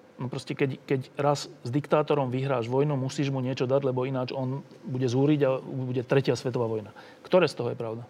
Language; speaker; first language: Slovak; native; Slovak